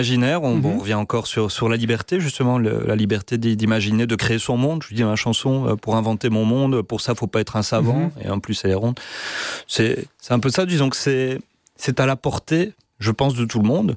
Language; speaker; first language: French; native; French